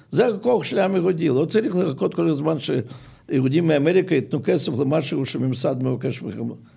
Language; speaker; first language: Hebrew; non-native, fluent; Russian